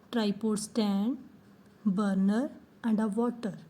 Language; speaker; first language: English; non-native, local second language; Punjabi